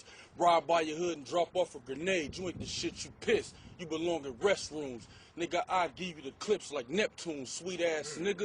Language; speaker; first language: English; native; English